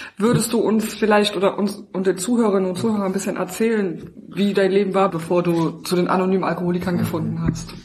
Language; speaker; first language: German; native; German